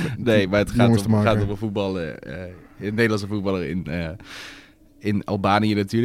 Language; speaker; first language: Dutch; native; Dutch